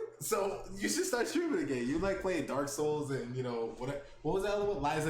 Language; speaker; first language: English; native; English